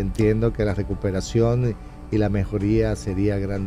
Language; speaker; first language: Spanish; native; Spanish